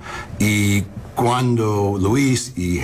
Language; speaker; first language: Spanish; early bilingual, heritage; English